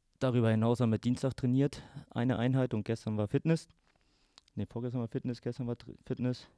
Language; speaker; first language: German; native; German